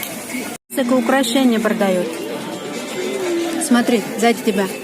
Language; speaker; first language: Russian; non-native, fluent; Mongolian